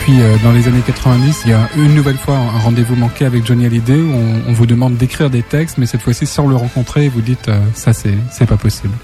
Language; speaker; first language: French; native; French